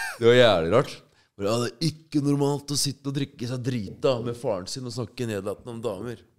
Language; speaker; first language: Norwegian; native; Norwegian